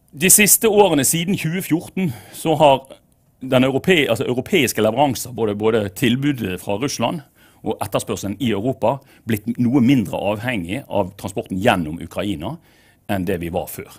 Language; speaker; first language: Norwegian; native; Norwegian